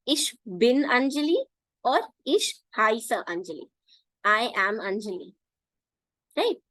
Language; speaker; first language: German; non-native, fluent; Hindi